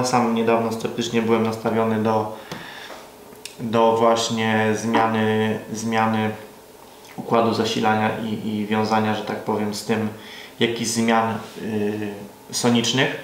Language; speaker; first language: Polish; native; Polish